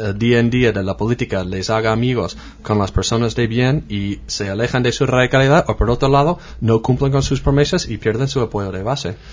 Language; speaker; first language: Spanish; non-native, fluent; English